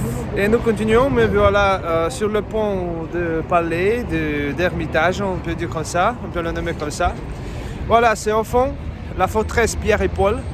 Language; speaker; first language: French; non-native, fluent; Russian